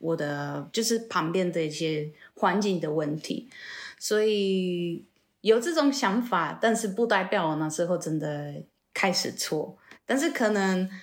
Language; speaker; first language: Chinese; non-native, fluent; Polish